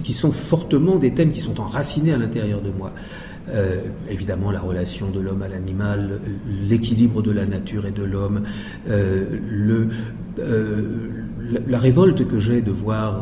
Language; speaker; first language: French; native; French